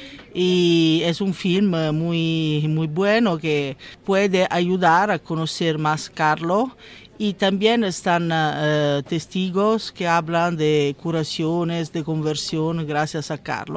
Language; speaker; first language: Spanish; non-native, learner; Italian